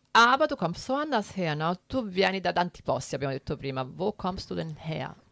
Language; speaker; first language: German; non-native, fluent; Italian